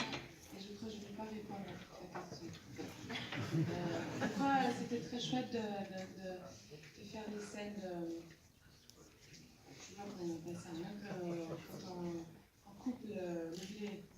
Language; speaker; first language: French; non-native, fluent; Luxembourgish